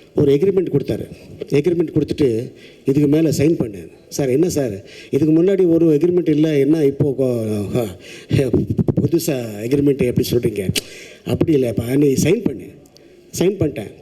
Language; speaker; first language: Tamil; non-native, local second language; Telugu